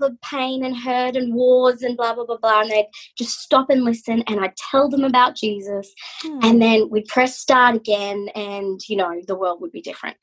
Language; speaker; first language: English; native; English